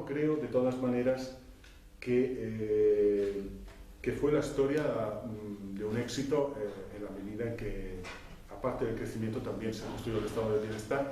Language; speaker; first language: Spanish; non-native, fluent; Italian